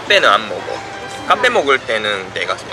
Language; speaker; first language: Korean; non-native, learner; Japanese